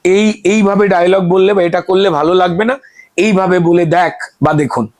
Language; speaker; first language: Bangla; native; Bangla